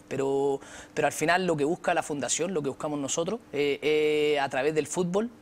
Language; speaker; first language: Spanish; native; Spanish